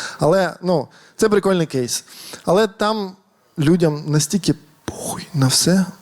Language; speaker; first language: Ukrainian; native; Ukrainian